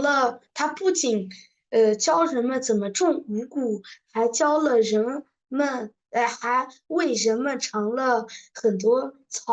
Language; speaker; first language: Chinese; early bilingual, heritage; Chinese